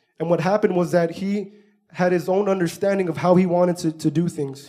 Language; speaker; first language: English; early bilingual, other home language; Spanish